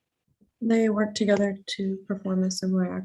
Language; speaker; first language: English; native; English